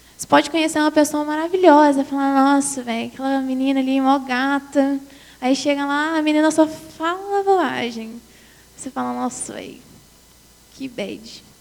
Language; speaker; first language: Portuguese; native; Portuguese